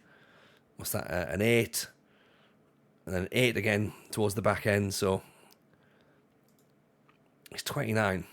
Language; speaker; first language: English; native; English